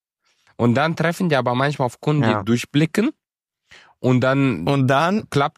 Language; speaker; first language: German; early bilingual, other home language; Romanian